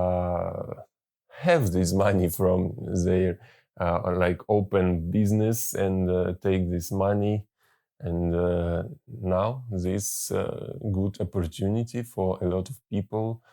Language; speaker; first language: English; non-native, learner; Russian